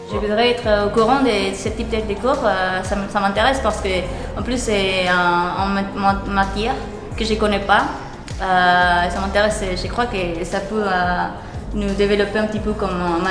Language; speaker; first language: French; non-native, fluent; Spanish